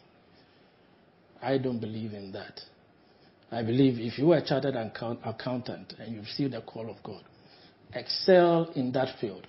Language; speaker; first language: English; non-native, local second language; Akan